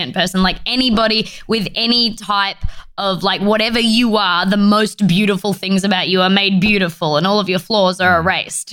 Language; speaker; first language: English; native; English